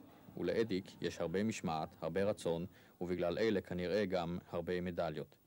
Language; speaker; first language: Hebrew; native; Hebrew